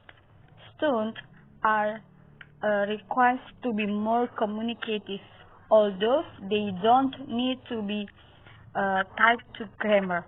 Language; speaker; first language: English; non-native, learner; Indonesian